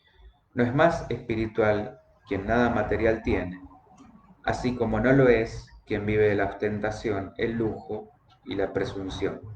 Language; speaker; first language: Spanish; native; Spanish